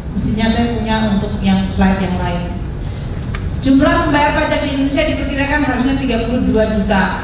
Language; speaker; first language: Indonesian; native; Indonesian